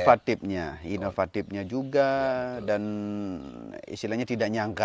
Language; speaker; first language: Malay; non-native, local second language; Balinese